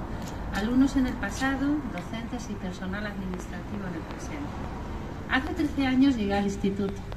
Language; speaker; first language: Spanish; native; Spanish